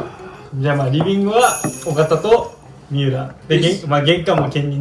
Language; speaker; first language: Japanese; native; Japanese